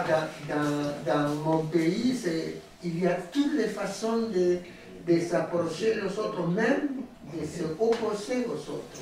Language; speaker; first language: French; non-native, fluent; Spanish